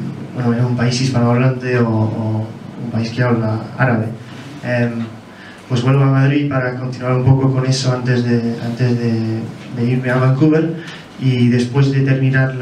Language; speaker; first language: Spanish; non-native, fluent; English